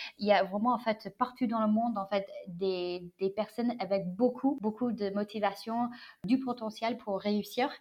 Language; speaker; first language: French; non-native, fluent; Chinese